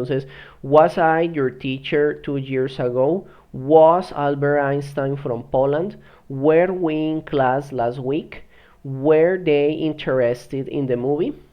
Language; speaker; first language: English; non-native, fluent; Spanish